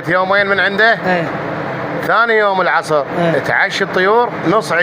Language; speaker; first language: Arabic; native; Arabic